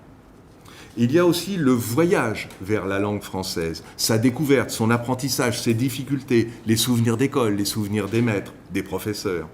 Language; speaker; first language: French; native; French